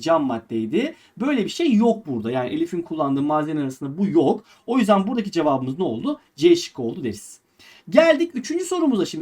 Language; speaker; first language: Turkish; native; Turkish